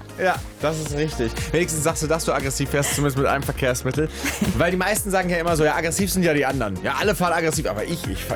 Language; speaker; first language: German; native; German